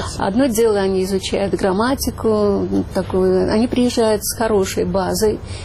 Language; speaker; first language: Russian; native; Russian